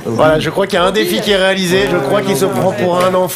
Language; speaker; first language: French; native; French